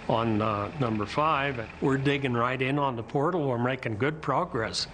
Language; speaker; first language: English; native; English